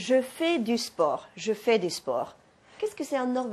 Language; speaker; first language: French; non-native, fluent; Norwegian